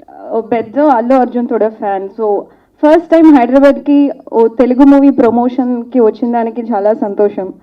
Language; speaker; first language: Telugu; non-native, learner; Tamil